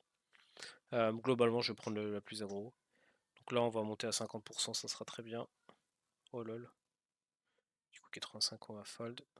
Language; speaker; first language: French; native; French